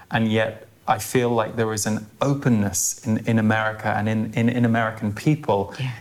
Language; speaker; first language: English; native; English